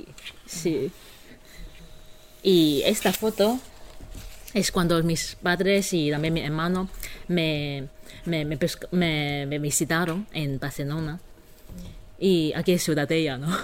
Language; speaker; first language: Spanish; non-native, fluent; Chinese